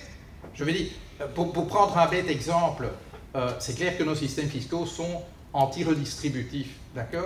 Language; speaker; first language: French; native; French